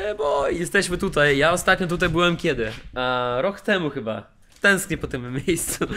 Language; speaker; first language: Polish; non-native, fluent; Russian